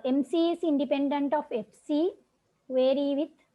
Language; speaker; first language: English; non-native, local second language; Sinhala